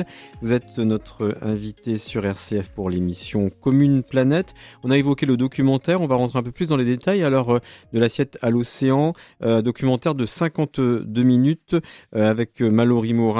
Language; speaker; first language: French; native; French